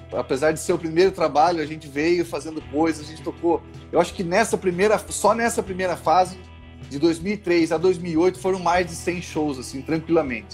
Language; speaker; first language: Portuguese; native; Portuguese